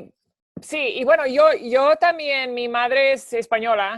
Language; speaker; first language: Spanish; early bilingual, heritage; Spanish